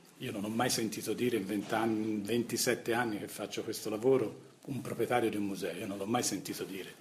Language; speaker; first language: Italian; native; Italian